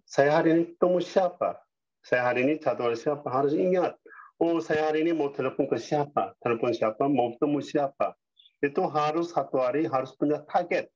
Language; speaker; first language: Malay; non-native, learner; Korean